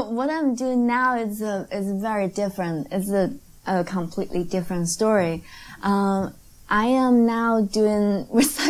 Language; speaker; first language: English; non-native, fluent; Chinese